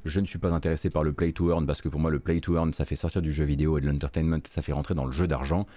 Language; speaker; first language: French; native; French